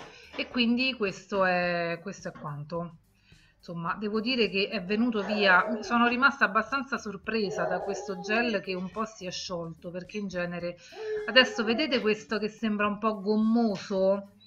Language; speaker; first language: Italian; native; Italian